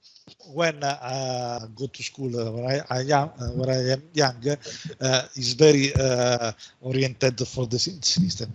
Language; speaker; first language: English; non-native, learner; Italian